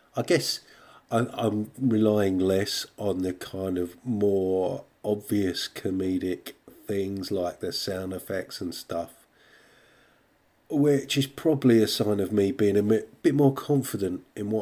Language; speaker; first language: English; native; English